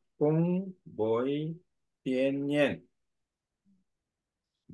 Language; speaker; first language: Vietnamese; non-native, learner; Korean